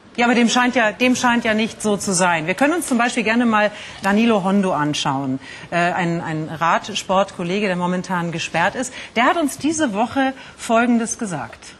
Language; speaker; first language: German; native; German